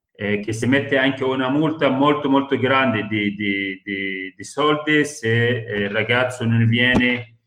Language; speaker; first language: Italian; non-native, fluent; Arabic